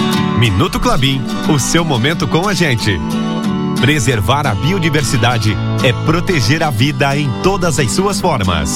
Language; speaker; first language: Portuguese; native; Portuguese